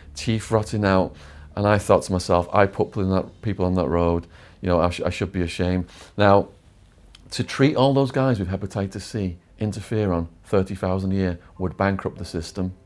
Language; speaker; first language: English; native; English